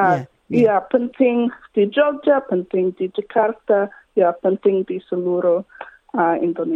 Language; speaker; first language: Indonesian; non-native, learner; English